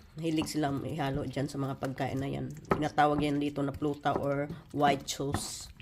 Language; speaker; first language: Filipino; non-native, local second language; Cebuano